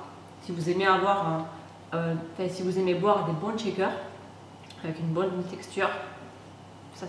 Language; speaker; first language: French; native; French